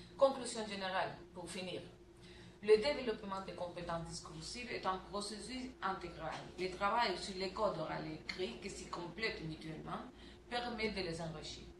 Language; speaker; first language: French; non-native, learner; Spanish